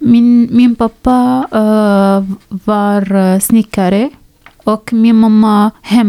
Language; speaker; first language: Swedish; non-native, learner; Arabic